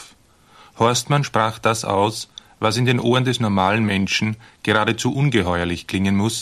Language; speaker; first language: German; native; German